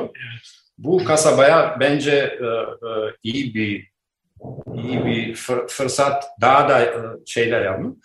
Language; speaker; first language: Turkish; non-native, learner; Albanian